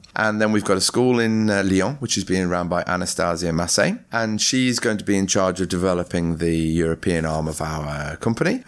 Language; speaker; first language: English; native; English